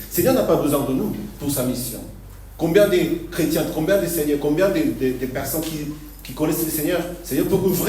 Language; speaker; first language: French; non-native, fluent; Korean